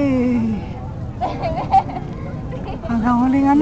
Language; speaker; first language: Filipino; native; Filipino